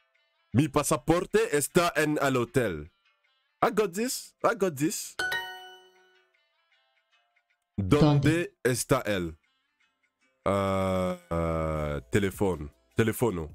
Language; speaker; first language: Spanish; non-native, learner; English